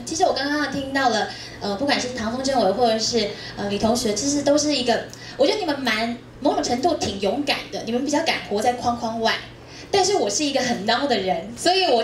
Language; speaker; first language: Chinese; native; Chinese